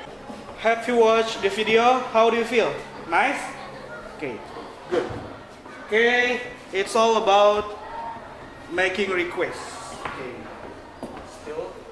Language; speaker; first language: English; non-native, fluent; Indonesian